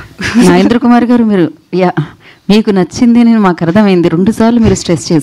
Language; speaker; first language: Telugu; native; Telugu